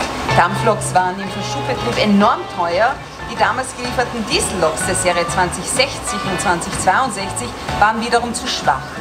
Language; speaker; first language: German; native; German